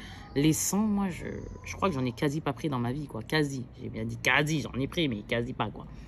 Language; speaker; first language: French; native; French